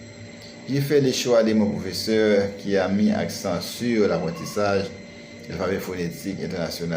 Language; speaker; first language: French; non-native, learner; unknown